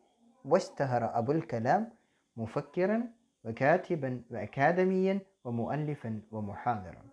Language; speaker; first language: Arabic; non-native, fluent; Malayalam